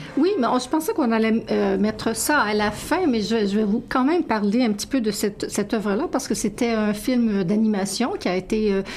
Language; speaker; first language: French; native; French